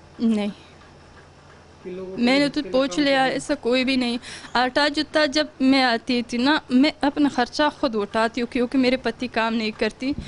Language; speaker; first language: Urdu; non-native, learner; Pashto